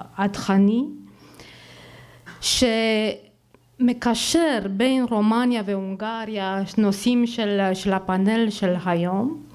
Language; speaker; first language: Hebrew; non-native, fluent; Romanian